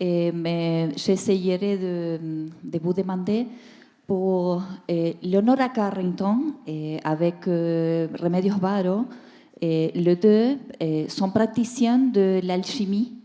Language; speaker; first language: French; non-native, learner; Spanish